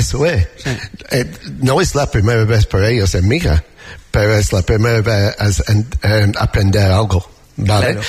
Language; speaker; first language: Spanish; non-native, learner; English